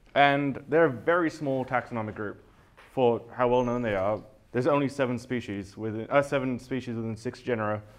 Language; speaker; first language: English; native; English